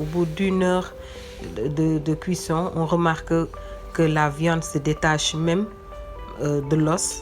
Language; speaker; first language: French; non-native, local second language; Wolof